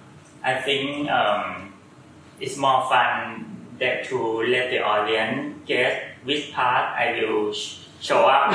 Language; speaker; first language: English; non-native, learner; Thai